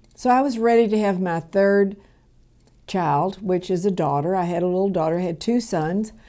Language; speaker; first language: English; native; English